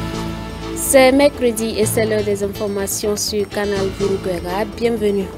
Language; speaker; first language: French; non-native, local second language; Mossi